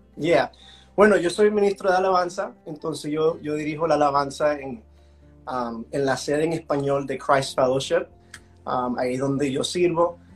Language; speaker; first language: Spanish; early bilingual, heritage; Spanish